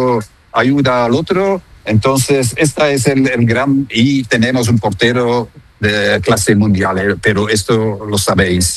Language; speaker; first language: Spanish; non-native, fluent; Dutch